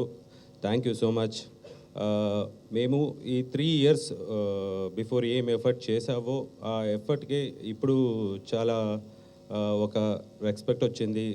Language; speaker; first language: Telugu; non-native, learner; Kannada